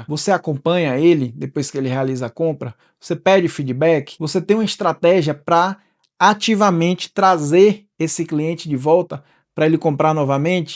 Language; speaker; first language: Portuguese; native; Portuguese